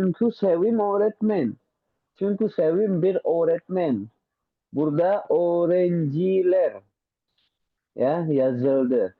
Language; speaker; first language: Turkish; non-native, fluent; Indonesian